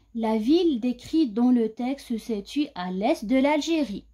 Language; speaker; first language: French; non-native, local second language; Arabic